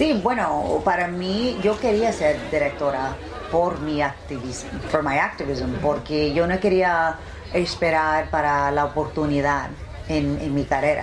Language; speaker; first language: Spanish; early bilingual, heritage; Spanish